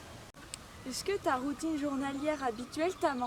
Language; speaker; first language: French; native; French